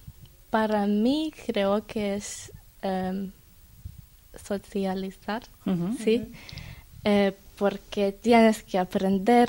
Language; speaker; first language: Spanish; non-native, learner; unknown